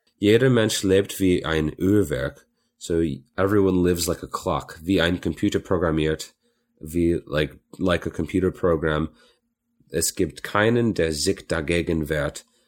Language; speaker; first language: German; non-native, fluent; English